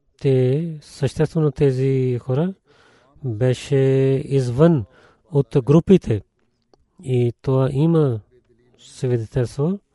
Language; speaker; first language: Bulgarian; non-native, learner; Urdu